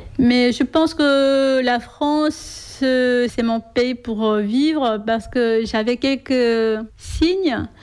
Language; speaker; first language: French; non-native, fluent; Korean